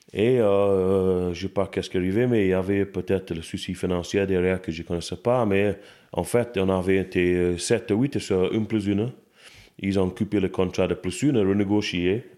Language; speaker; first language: French; non-native, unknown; English